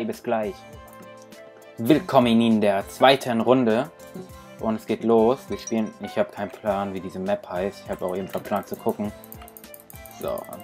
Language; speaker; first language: German; native; German